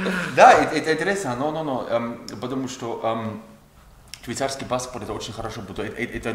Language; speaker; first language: Russian; non-native, learner; German